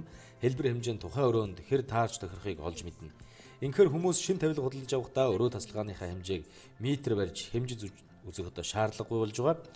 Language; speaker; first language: Mongolian; native; Mongolian